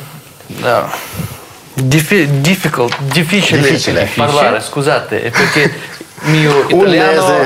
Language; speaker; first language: Italian; non-native, learner; Russian